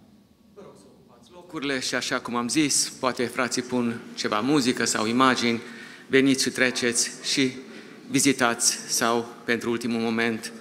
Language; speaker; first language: Romanian; native; Romanian